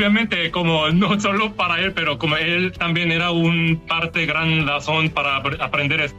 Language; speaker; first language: Spanish; non-native, learner; Korean